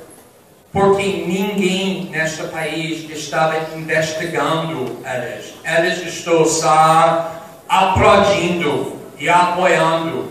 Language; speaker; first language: Portuguese; non-native, fluent; English